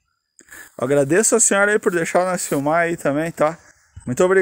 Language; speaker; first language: Portuguese; native; Portuguese